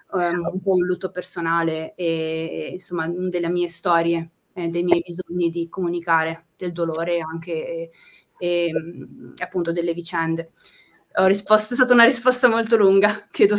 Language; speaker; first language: Italian; native; Italian